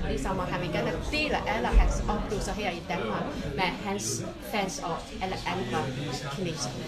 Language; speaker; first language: Danish; non-native, fluent; Chinese